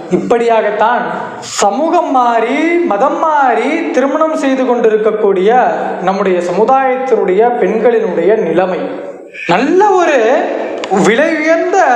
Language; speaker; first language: Tamil; non-native, local second language; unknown